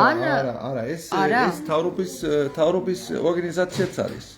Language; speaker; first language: Georgian; non-native, learner; German